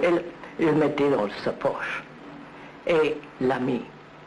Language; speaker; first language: French; non-native, learner; Telugu